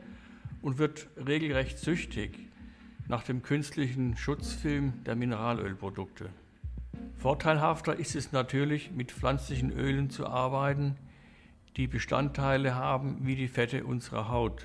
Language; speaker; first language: German; native; German